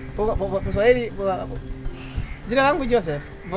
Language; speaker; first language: Polish; non-native, learner; Swahili